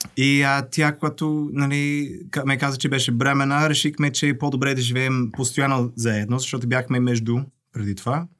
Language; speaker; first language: Bulgarian; non-native, fluent; English